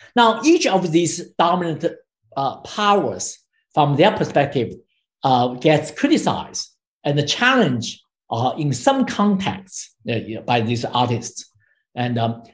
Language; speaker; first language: English; non-native, fluent; Chinese